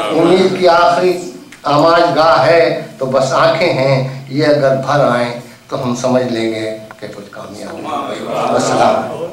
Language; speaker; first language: Urdu; native; Urdu